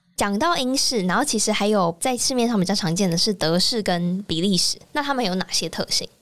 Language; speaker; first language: Chinese; native; Chinese